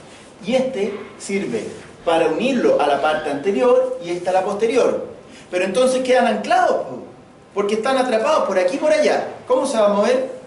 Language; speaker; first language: Spanish; native; Spanish